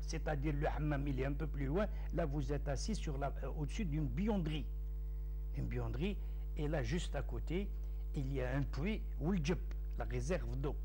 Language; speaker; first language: French; non-native, local second language; Arabic